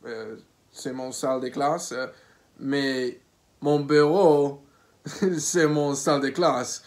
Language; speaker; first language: French; non-native, learner; English